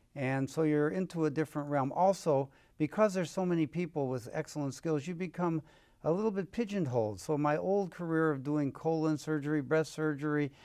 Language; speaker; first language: English; native; English